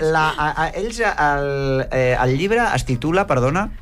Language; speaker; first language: Catalan; native; Catalan